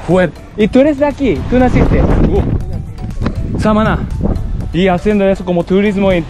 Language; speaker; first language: Spanish; non-native, learner; Japanese